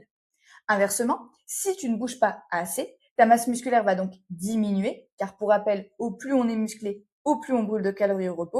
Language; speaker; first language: French; native; French